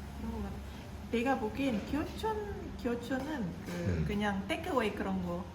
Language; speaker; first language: Korean; non-native, learner; Indonesian